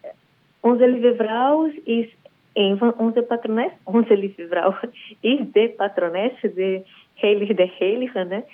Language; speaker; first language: Dutch; non-native, learner; Portuguese